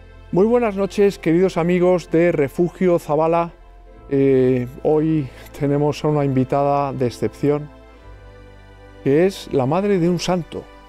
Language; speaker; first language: Spanish; native; Spanish